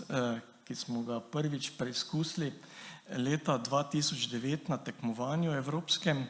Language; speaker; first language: Slovenian; native; Slovenian